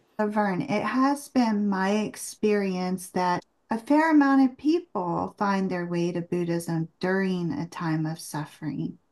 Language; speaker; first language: English; native; English